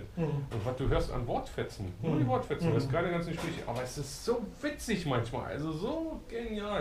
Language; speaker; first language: German; native; German